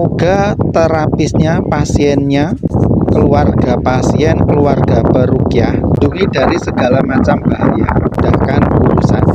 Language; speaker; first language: Indonesian; native; Indonesian